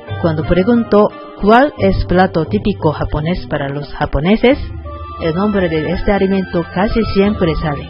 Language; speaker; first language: Spanish; non-native, learner; Japanese